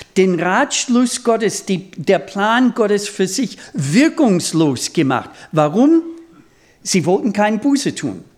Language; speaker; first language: German; non-native, fluent; English